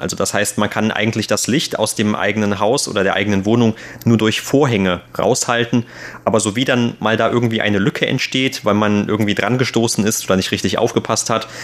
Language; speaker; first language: German; native; German